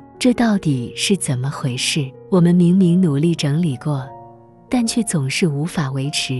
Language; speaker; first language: Chinese; native; Chinese